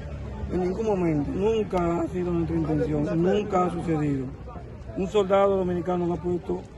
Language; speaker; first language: Spanish; native; Spanish